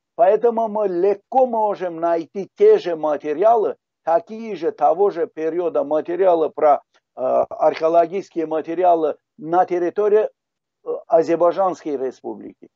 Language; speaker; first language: Russian; non-native, local second language; Talysh